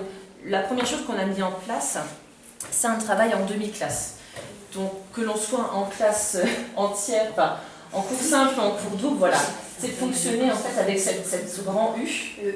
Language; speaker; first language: French; native; French